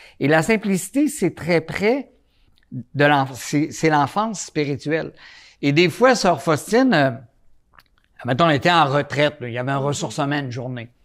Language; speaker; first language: French; native; French